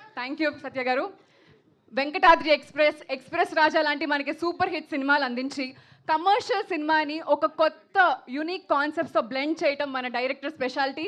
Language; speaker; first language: Telugu; native; Telugu